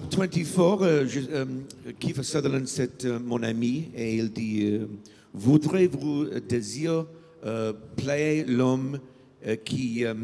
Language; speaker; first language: French; non-native, learner; English